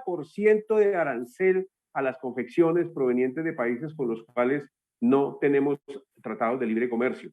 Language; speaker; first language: Spanish; native; Spanish